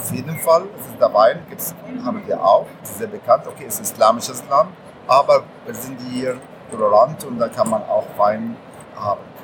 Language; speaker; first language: German; non-native, fluent; Arabic